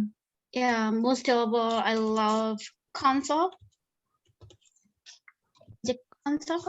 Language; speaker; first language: English; non-native, fluent; Korean